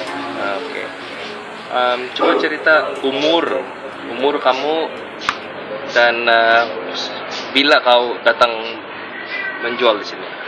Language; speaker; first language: Indonesian; non-native, local second language; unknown